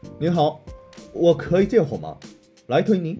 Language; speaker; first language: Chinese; non-native, fluent; Korean